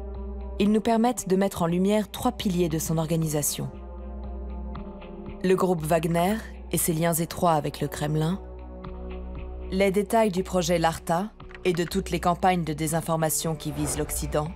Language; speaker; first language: French; native; French